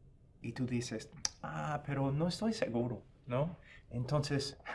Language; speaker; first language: Spanish; non-native, fluent; English